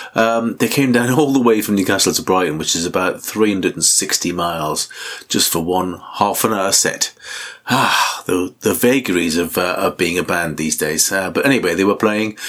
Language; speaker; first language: English; native; English